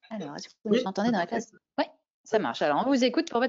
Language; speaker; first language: French; native; French